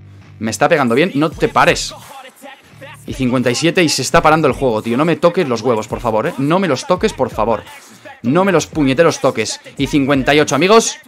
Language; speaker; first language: Spanish; native; Spanish